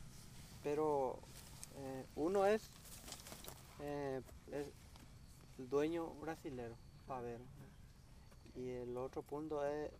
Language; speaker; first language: Spanish; non-native, local second language; Guarani